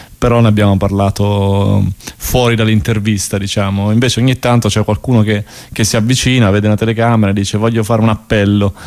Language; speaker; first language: Italian; native; Italian